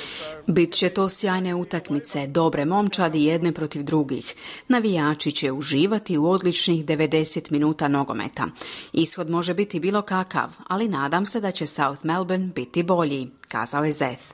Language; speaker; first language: Croatian; native; Croatian